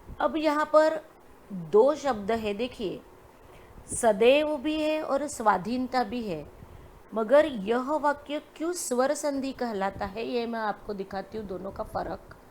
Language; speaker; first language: Hindi; non-native, local second language; Gujarati